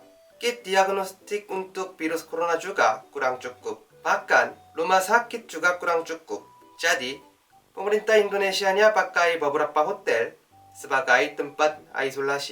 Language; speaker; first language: Indonesian; non-native, learner; Korean